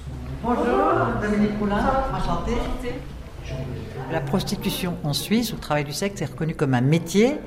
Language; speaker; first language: French; native; French